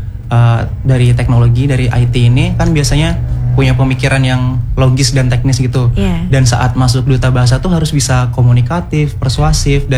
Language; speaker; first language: Indonesian; non-native, local second language; Javanese